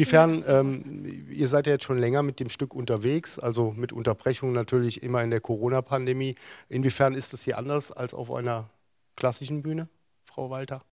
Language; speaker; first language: German; native; German